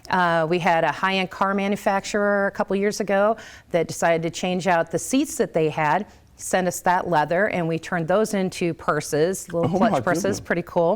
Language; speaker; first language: English; native; English